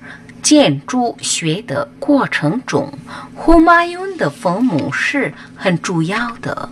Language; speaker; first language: Chinese; non-native, fluent; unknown